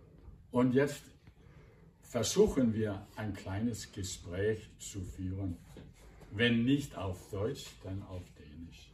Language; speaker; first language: German; non-native, fluent; Danish